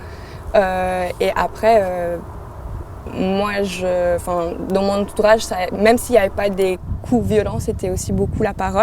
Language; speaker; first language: French; native; French